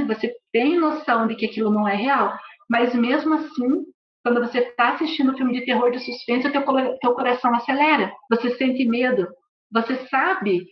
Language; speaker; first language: Portuguese; native; Portuguese